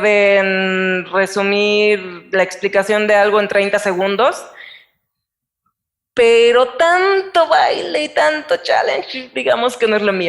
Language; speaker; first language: Spanish; native; Spanish